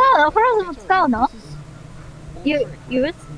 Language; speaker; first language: English; non-native, learner; Japanese